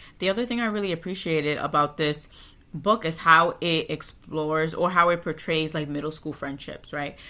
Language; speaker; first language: English; native; English